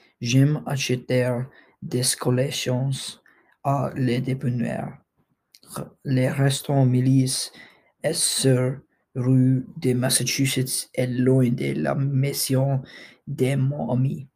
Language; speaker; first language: French; non-native, learner; English